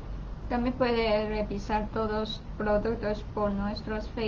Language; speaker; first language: Spanish; non-native, learner; Chinese